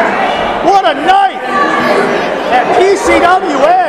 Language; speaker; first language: English; native; English